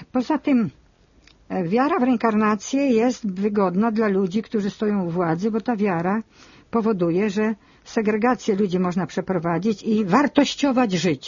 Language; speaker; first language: Polish; native; Polish